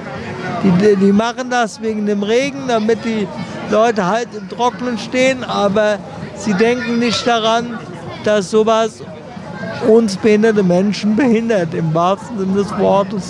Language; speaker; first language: German; native; German